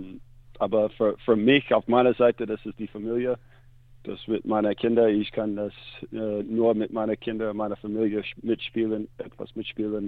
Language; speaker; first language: German; non-native, fluent; English